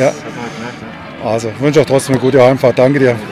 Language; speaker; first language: German; native; German